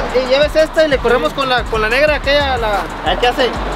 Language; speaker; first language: Spanish; early bilingual, other home language; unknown